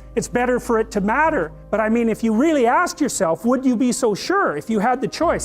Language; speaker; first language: English; native; English